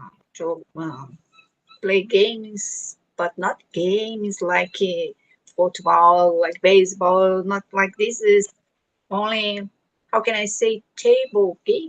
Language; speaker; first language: English; non-native, learner; Portuguese